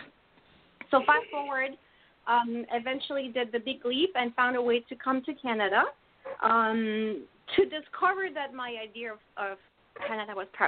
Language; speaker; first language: English; non-native, fluent; French